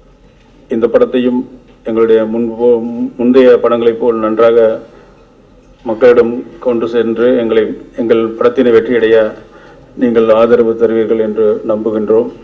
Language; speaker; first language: Tamil; native; Tamil